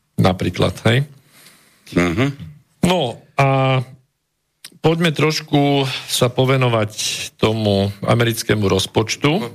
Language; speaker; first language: Slovak; native; Slovak